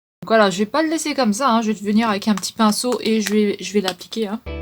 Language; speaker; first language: French; native; French